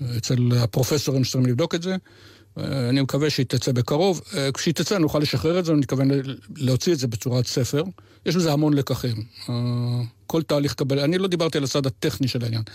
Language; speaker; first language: Hebrew; native; Hebrew